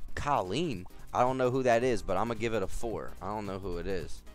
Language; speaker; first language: English; native; English